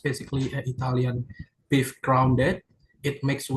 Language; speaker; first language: English; non-native, learner; Indonesian